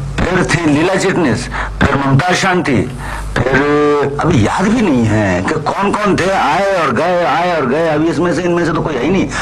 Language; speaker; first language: Hindi; non-native, local second language; Bangla